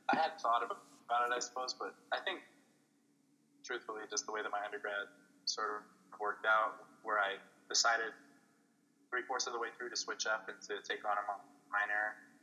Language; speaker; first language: English; native; English